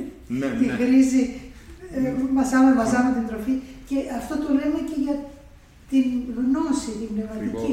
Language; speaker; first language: Greek; native; Greek